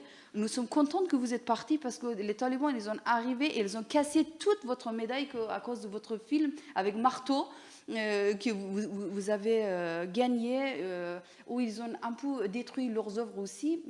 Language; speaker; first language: French; non-native, learner; Persian